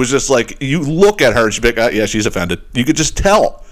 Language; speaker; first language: English; native; English